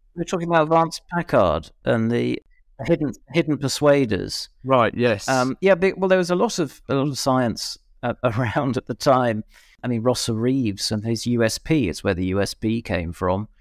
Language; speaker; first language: English; native; English